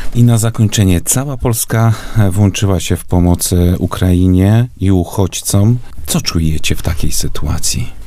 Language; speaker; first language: Polish; native; Polish